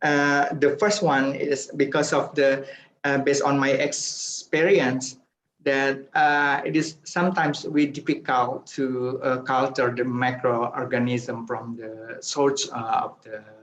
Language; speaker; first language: English; non-native, fluent; Indonesian